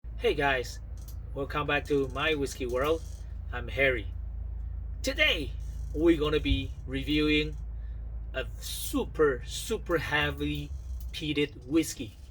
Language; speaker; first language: English; non-native, fluent; Chinese